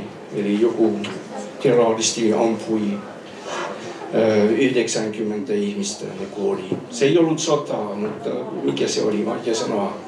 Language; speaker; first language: Finnish; non-native, fluent; French